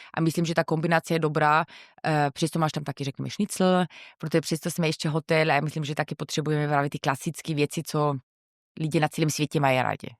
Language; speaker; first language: Czech; non-native, fluent; German